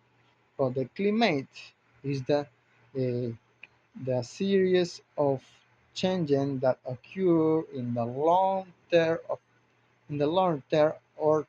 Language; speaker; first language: English; non-native, learner; Spanish